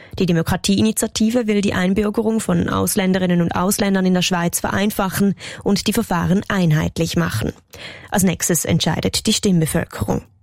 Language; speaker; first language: German; native; German